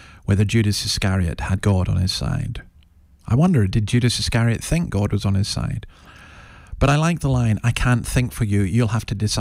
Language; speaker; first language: English; native; English